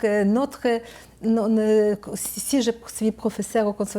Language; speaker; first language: French; non-native, learner; Ukrainian